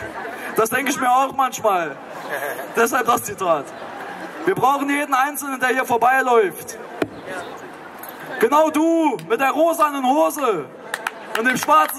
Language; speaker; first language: German; native; German